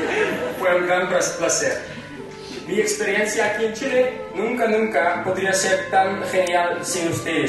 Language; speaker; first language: Spanish; non-native, fluent; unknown